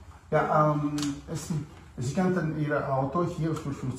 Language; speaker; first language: German; non-native, learner; Malagasy